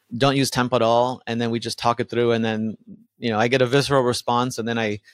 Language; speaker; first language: English; early bilingual, other home language; Spanish